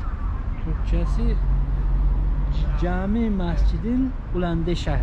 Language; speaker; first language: Turkish; non-native, learner; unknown